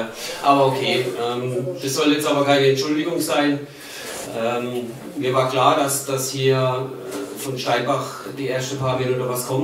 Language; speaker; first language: German; native; German